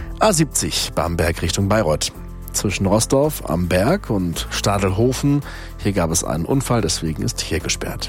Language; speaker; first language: German; native; German